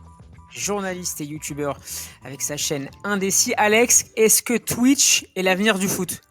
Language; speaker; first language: French; native; French